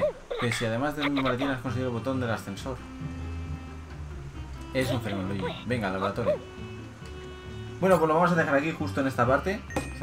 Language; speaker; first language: Spanish; native; Spanish